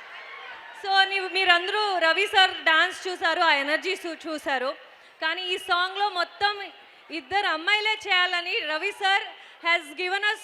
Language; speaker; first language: Telugu; non-native, fluent; Kannada